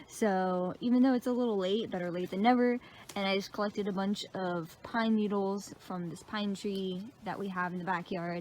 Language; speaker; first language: English; native; English